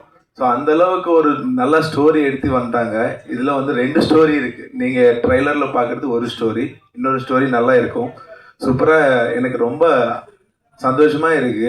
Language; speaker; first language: Tamil; non-native, local second language; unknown